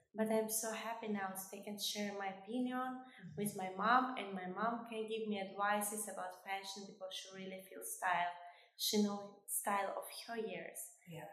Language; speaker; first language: English; non-native, fluent; Albanian